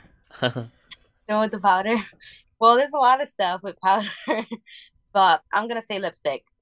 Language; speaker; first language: English; early bilingual, other home language; Spanish